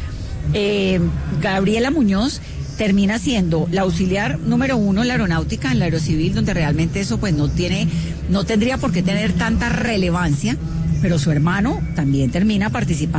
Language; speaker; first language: Spanish; native; Spanish